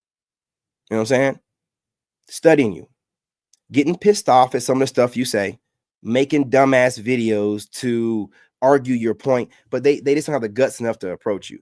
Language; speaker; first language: English; native; English